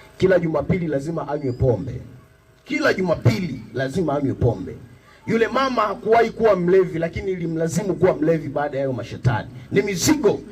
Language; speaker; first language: Swahili; native; Swahili